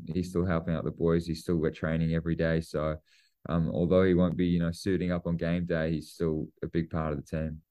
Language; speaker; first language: English; native; English